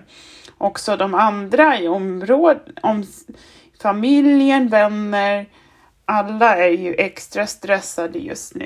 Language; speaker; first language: Swedish; non-native, fluent; German